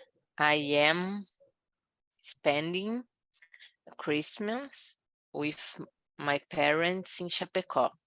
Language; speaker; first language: English; non-native, learner; Portuguese